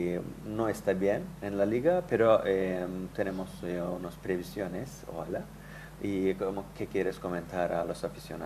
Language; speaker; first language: Spanish; non-native, fluent; Turkish